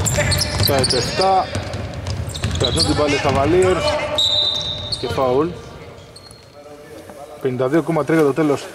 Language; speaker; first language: Greek; native; Greek